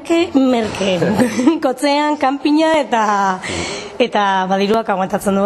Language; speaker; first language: Basque; non-native, local second language; Spanish